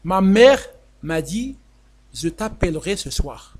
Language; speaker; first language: French; non-native, local second language; Arabic